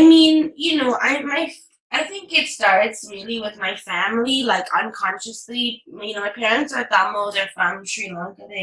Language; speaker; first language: English; native; English